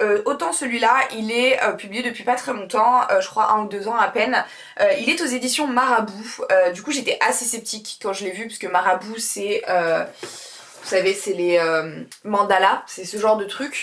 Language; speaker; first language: French; native; French